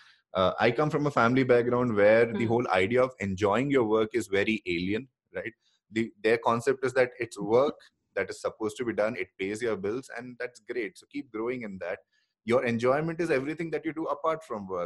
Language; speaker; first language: English; non-native, local second language; Hindi